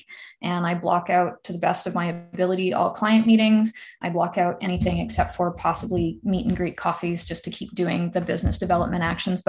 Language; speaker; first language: English; native; English